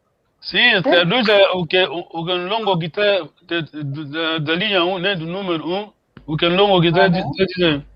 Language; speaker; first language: Portuguese; non-native, fluent; Kongo